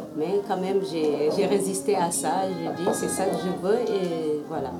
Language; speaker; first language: French; non-native, local second language; Wolof